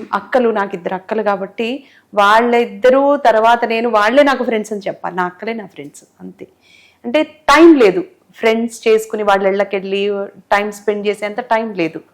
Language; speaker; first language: Telugu; native; Telugu